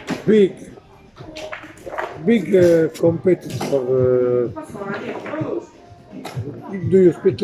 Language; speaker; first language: English; non-native, learner; Italian